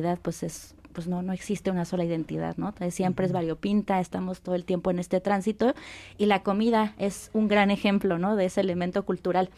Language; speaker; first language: Spanish; native; Spanish